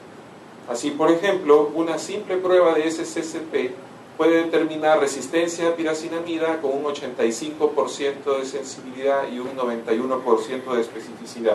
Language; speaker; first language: Spanish; native; Spanish